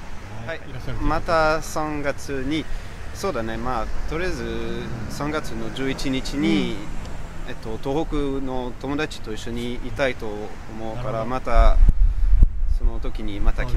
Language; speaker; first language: Japanese; non-native, fluent; French